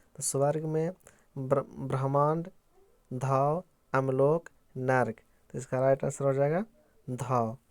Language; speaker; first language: Hindi; native; Hindi